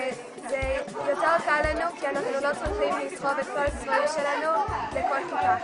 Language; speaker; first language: Hebrew; non-native, learner; English